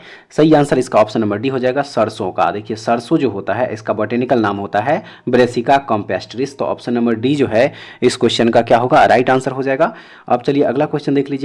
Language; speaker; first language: Hindi; native; Hindi